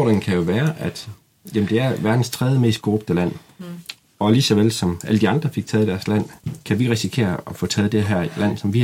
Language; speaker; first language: Danish; native; Danish